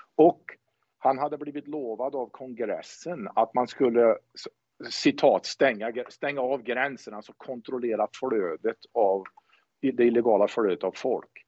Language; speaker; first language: Swedish; native; Swedish